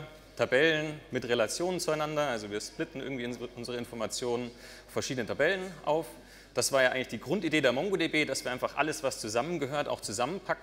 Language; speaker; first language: German; native; German